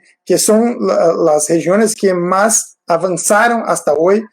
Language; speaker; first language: Spanish; non-native, fluent; Portuguese